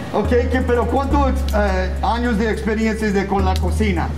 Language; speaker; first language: Spanish; non-native, learner; English